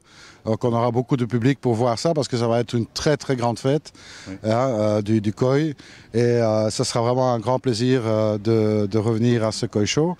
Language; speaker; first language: French; native; French